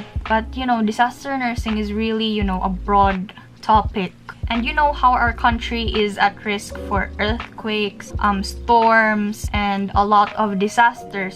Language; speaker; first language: English; non-native, local second language; Filipino